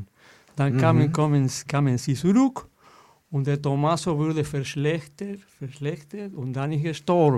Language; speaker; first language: German; non-native, fluent; Spanish